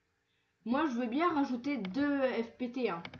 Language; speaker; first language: French; native; French